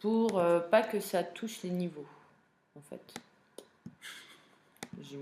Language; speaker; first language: French; native; French